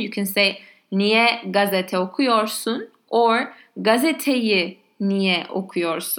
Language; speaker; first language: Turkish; non-native, learner; Spanish